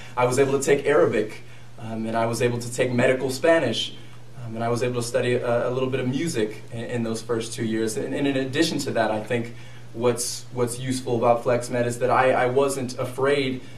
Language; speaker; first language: English; native; English